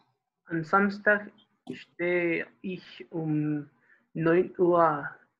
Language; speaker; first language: German; non-native, learner; Spanish